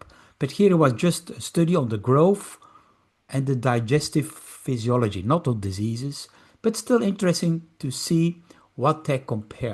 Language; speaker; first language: English; non-native, fluent; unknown